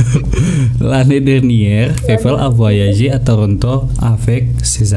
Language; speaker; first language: French; non-native, fluent; Indonesian